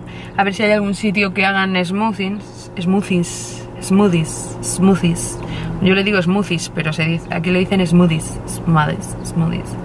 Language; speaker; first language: Spanish; native; Spanish